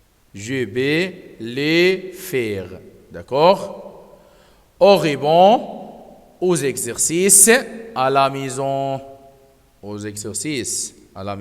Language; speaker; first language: French; non-native, fluent; Arabic